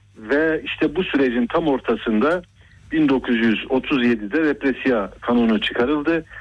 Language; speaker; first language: Turkish; native; Turkish